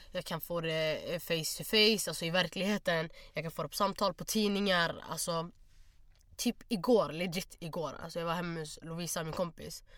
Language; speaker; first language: Swedish; early bilingual, other home language; Somali